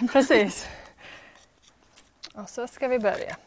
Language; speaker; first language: Swedish; non-native, fluent; English